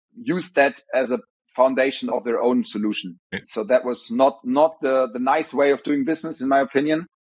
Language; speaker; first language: English; non-native, fluent; German